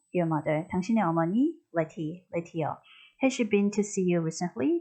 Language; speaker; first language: English; non-native, fluent; Korean